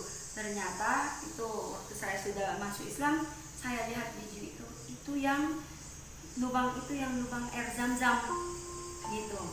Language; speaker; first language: Indonesian; non-native, fluent; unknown